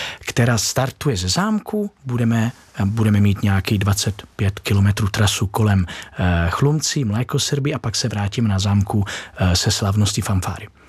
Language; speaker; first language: Czech; non-native, fluent; Italian